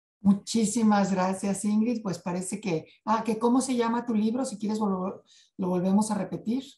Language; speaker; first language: Spanish; native; Spanish